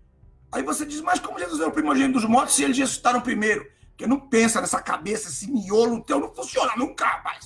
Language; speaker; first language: Portuguese; native; Portuguese